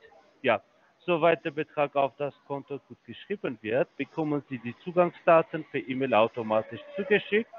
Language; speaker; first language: German; non-native, fluent; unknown